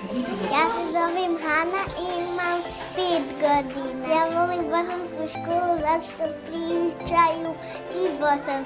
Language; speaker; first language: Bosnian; early bilingual, heritage; Bosnian